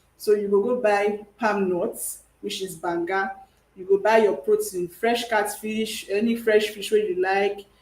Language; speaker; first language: Nigerian Pidgin; native; Nigerian Pidgin